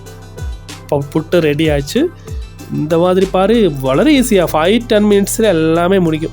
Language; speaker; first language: Tamil; non-native, learner; Malayalam